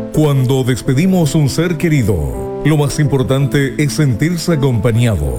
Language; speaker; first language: Spanish; native; Spanish